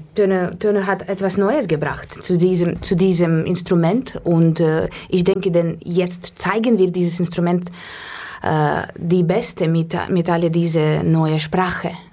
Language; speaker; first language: German; non-native, learner; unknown